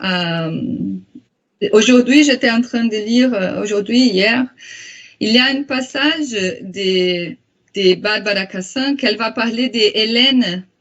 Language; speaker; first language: French; non-native, fluent; Portuguese